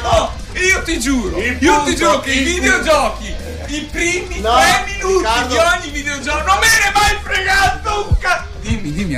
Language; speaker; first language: Italian; native; Italian